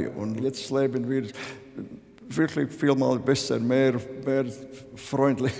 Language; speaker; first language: German; non-native, learner; Latvian